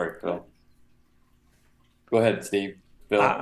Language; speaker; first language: English; native; English